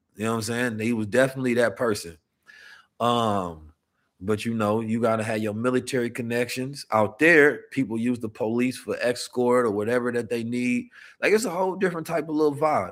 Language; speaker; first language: English; native; English